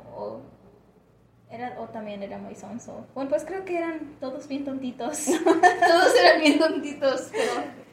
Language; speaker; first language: Spanish; early bilingual, heritage; Spanish